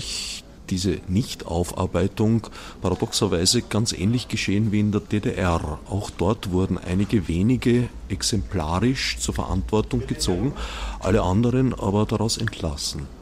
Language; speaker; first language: German; native; German